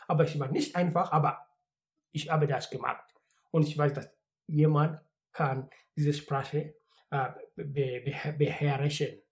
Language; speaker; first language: German; non-native, learner; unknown